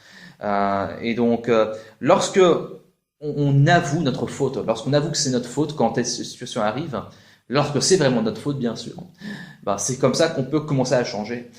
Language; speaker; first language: French; native; French